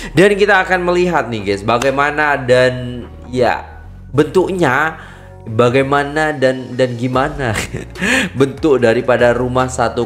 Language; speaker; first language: Indonesian; native; Indonesian